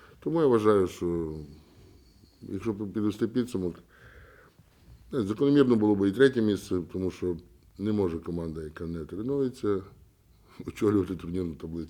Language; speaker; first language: Ukrainian; native; Ukrainian